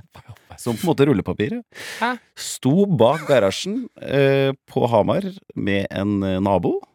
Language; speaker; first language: Norwegian; native; Norwegian